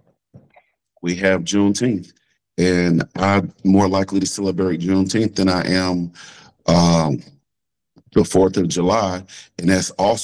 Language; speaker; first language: English; native; English